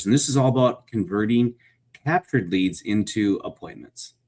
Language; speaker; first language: English; native; English